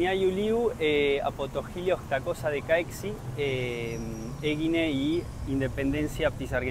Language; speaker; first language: Greek; early bilingual, heritage; Spanish